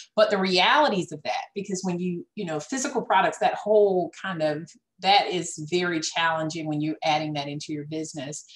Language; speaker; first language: English; native; English